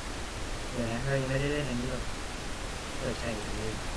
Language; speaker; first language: Thai; native; Thai